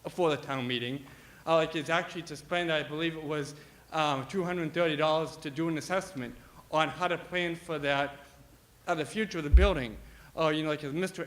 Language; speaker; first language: English; native; English